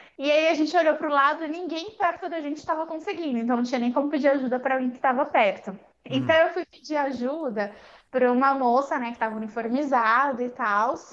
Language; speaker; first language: Portuguese; native; Portuguese